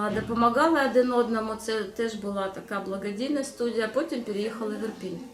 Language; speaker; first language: Ukrainian; non-native, local second language; Russian